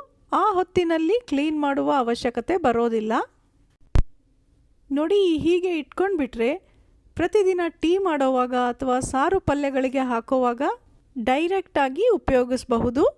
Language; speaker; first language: Kannada; native; Kannada